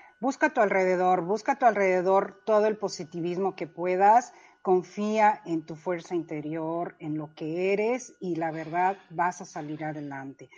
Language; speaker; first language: Spanish; early bilingual, other home language; Cantonese